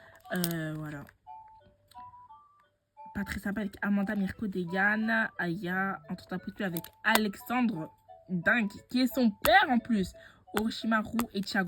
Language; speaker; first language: French; native; French